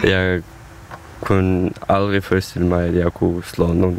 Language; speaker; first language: Danish; non-native, fluent; Ukrainian